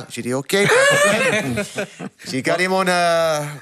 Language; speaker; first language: French; non-native, learner; English